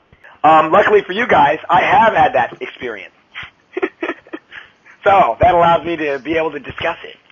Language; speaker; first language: English; native; English